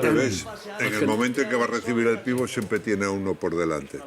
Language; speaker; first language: Spanish; native; Spanish